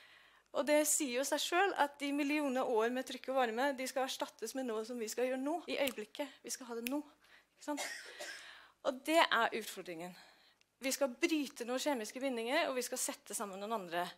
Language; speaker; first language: Norwegian; non-native, fluent; English